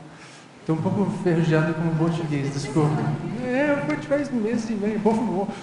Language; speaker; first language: Portuguese; non-native, fluent; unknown